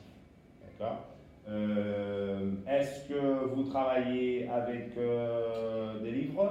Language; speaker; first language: French; non-native, fluent; Spanish